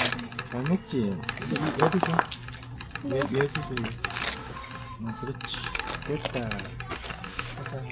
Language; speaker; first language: Korean; native; Korean